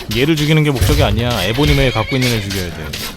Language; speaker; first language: Korean; native; Korean